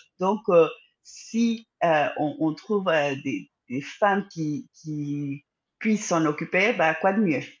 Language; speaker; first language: French; non-native, fluent; Spanish